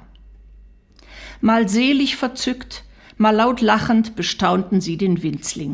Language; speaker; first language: German; native; German